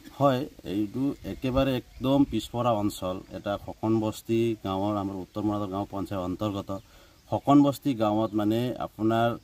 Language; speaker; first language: Assamese; non-native, local second language; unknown